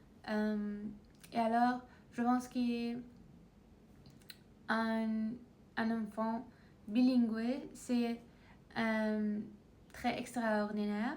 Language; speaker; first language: French; non-native, learner; Persian